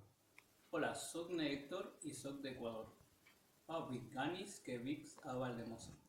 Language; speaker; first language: Catalan; non-native, learner; Spanish